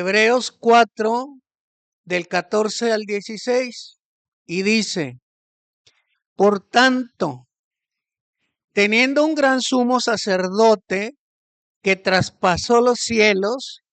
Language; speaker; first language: Spanish; native; Spanish